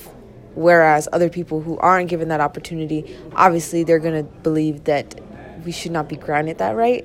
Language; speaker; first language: English; native; English